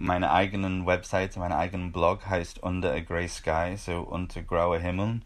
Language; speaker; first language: German; non-native, fluent; English